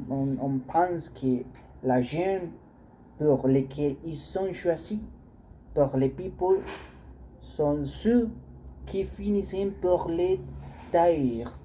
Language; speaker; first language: French; non-native, learner; Spanish